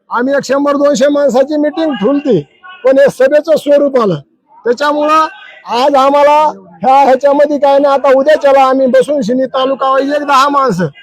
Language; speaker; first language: Marathi; non-native, local second language; Lambadi